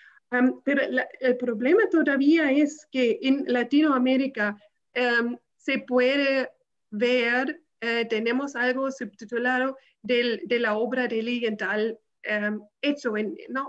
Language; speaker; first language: Spanish; non-native, fluent; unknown